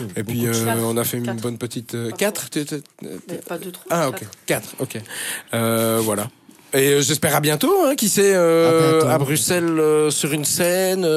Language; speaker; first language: French; native; French